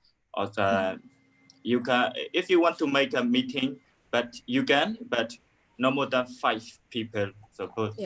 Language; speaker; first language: English; non-native, learner; Burmese